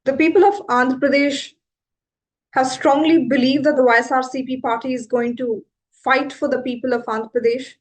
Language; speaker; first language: English; non-native, local second language; Telugu